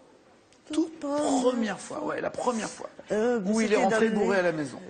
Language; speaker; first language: French; native; French